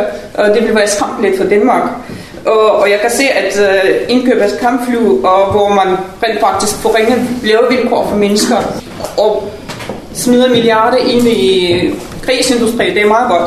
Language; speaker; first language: Danish; non-native, fluent; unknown